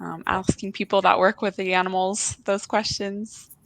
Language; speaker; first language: English; native; English